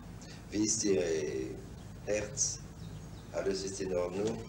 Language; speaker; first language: German; non-native, fluent; French